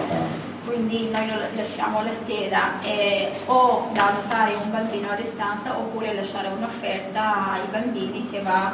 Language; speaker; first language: Italian; non-native, fluent; Kurdish